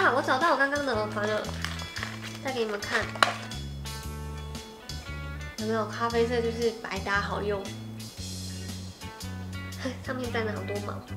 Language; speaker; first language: Chinese; native; Chinese